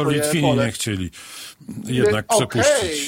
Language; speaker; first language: Polish; native; Polish